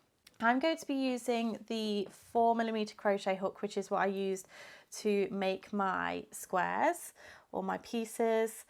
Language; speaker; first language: English; native; English